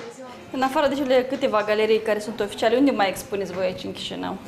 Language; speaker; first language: Romanian; native; Romanian